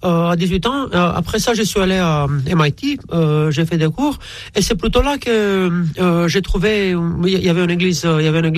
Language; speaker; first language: French; non-native, fluent; Romanian